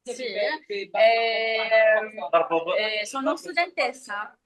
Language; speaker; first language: Italian; non-native, learner; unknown